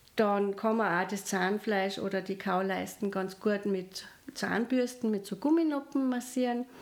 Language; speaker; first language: German; native; German